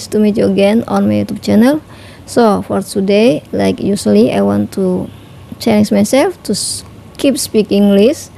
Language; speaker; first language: English; non-native, learner; Indonesian